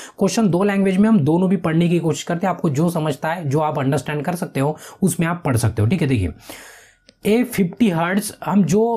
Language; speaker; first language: Hindi; non-native, local second language; Marathi